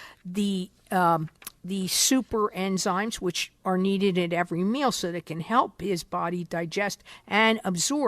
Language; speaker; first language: English; native; English